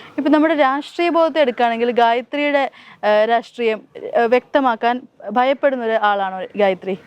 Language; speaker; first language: Malayalam; native; Malayalam